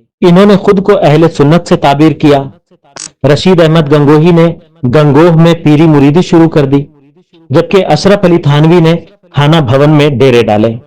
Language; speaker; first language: Urdu; native; Urdu